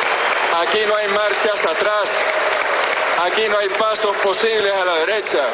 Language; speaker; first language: Spanish; native; Spanish